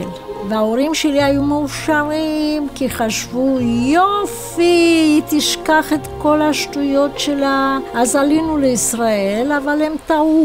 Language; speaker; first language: Hebrew; non-native, fluent; Romanian